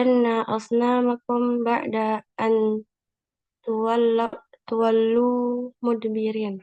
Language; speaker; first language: Arabic; non-native, learner; Indonesian